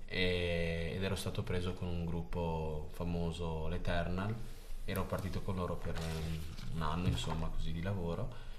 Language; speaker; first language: Italian; early bilingual, other home language; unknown